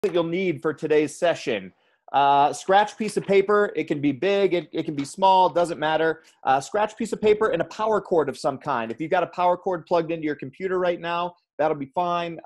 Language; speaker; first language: English; native; English